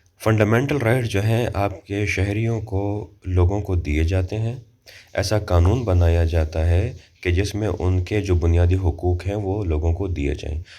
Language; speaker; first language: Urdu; native; Urdu